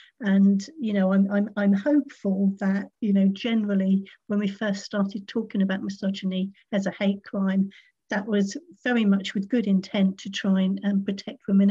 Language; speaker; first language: English; native; English